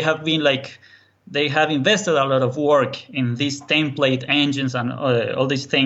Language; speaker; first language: English; non-native, fluent; Spanish